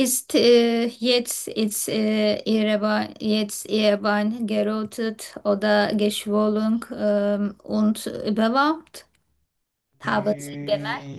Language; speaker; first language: German; non-native, fluent; Turkish